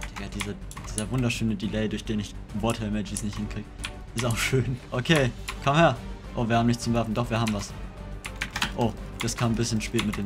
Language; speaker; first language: German; native; German